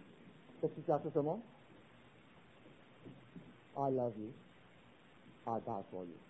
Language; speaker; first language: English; non-native, fluent; Chinese